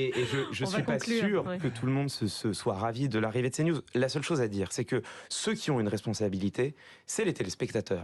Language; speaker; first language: French; native; French